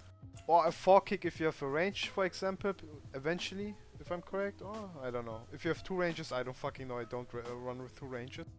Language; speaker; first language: English; non-native, fluent; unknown